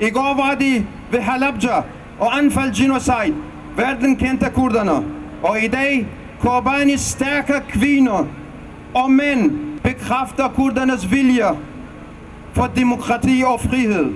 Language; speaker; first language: Danish; non-native, fluent; Kurdish